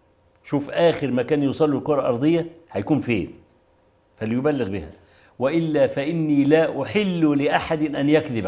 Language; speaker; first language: Arabic; native; Arabic